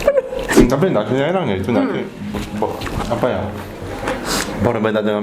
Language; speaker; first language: Indonesian; non-native, learner; Korean